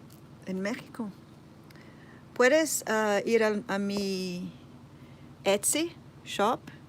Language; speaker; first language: Spanish; non-native, learner; Portuguese